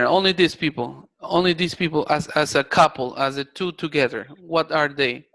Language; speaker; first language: English; non-native, fluent; Spanish